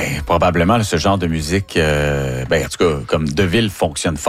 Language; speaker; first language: French; native; French